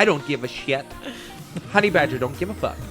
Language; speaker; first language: English; native; English